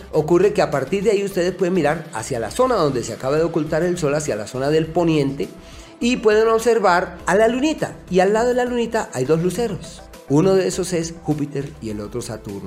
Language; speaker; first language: Spanish; native; Spanish